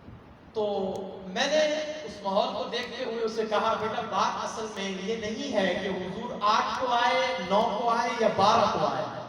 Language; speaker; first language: Urdu; native; Urdu